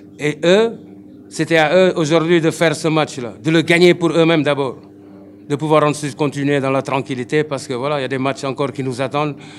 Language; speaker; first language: French; non-native, local second language; Wolof